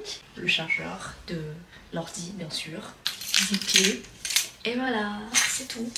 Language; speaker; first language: French; non-native, fluent; Vietnamese